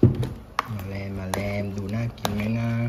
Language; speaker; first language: Thai; non-native, fluent; Vietnamese